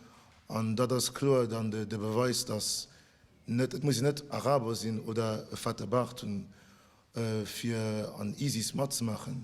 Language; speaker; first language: German; non-native, local second language; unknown